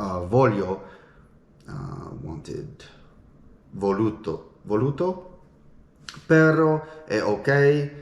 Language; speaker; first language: Italian; non-native, learner; English